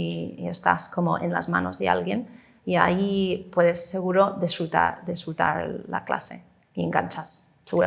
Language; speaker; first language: Spanish; non-native, fluent; English